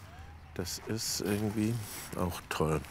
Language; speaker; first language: German; native; German